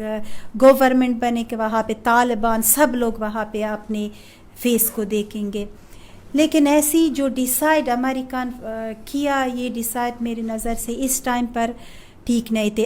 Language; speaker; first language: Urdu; non-native, fluent; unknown